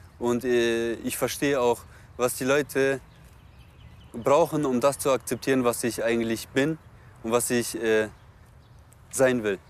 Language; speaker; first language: German; early bilingual, other home language; Russian